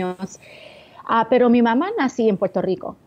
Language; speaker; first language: Spanish; early bilingual, heritage; Spanish